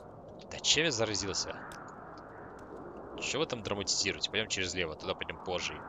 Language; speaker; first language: Russian; native; Russian